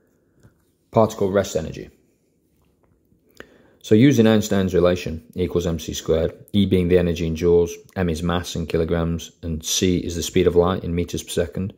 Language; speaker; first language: English; native; English